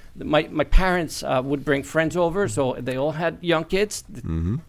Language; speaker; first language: English; non-native, fluent; Spanish